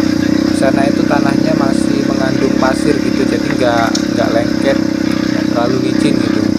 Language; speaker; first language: Indonesian; native; Indonesian